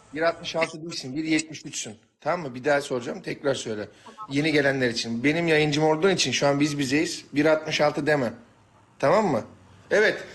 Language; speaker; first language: Turkish; native; Turkish